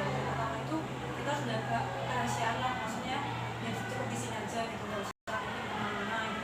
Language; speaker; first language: Indonesian; native; Indonesian